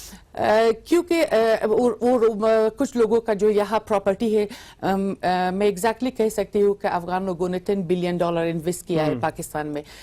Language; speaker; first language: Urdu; non-native, learner; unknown